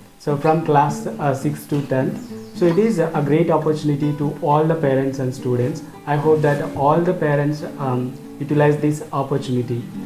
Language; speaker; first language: English; non-native, local second language; Telugu